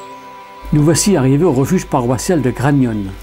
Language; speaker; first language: French; native; French